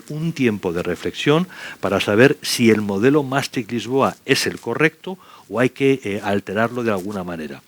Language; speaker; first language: Spanish; native; Spanish